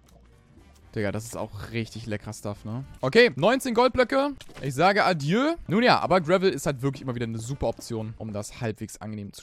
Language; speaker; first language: German; native; German